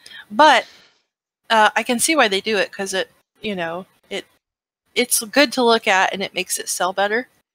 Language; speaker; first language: English; native; English